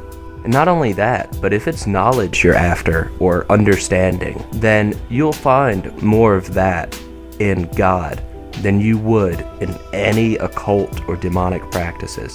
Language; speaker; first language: English; native; English